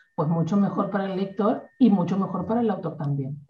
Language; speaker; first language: Spanish; native; Spanish